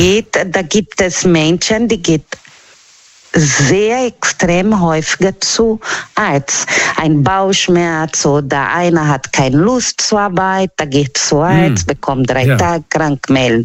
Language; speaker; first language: German; non-native, learner; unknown